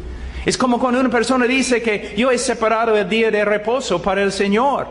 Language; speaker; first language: Spanish; non-native, fluent; English